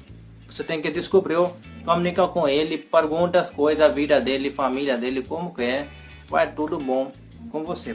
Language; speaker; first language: Portuguese; non-native, learner; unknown